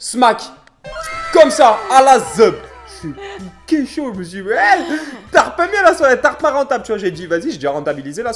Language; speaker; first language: French; native; French